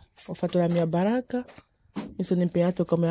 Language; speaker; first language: Italian; non-native, fluent; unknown